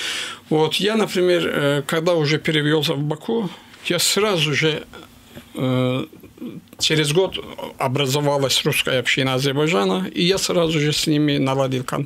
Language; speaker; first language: Russian; non-native, local second language; Azerbaijani